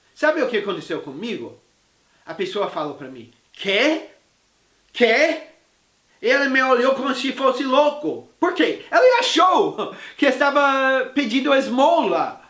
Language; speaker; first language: Portuguese; non-native, fluent; English